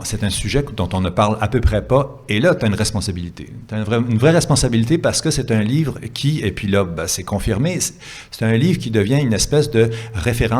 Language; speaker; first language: French; native; French